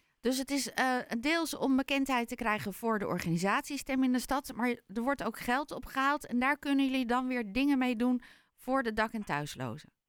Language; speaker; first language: Dutch; native; Dutch